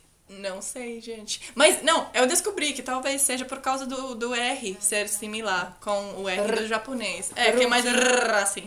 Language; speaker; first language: Portuguese; non-native, fluent; Finnish